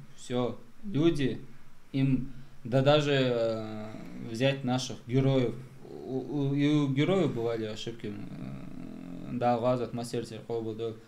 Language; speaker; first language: Russian; non-native, local second language; Chechen